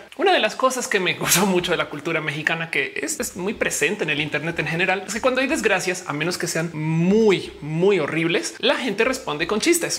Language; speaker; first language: Spanish; native; Spanish